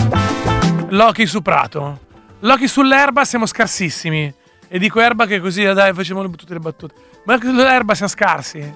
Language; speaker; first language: Italian; native; Italian